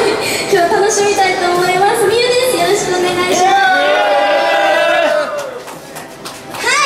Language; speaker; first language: Japanese; native; Japanese